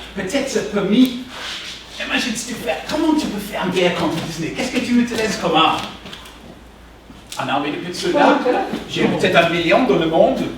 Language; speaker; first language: French; non-native, fluent; English